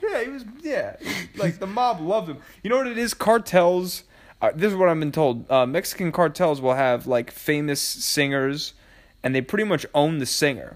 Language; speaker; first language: English; native; English